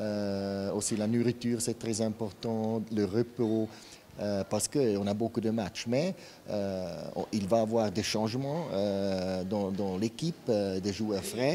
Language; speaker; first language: French; non-native, fluent; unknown